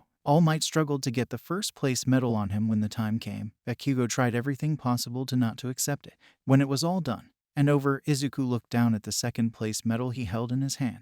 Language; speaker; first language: English; native; English